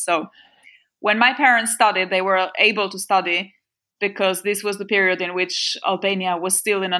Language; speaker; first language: English; non-native, fluent; French